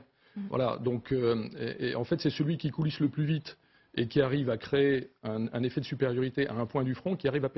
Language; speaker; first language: French; native; French